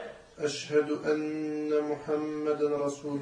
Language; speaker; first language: Arabic; non-native, learner; French